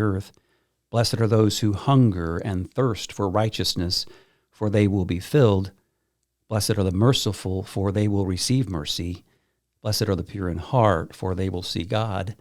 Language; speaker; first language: English; native; English